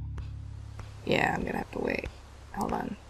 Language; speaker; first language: English; native; English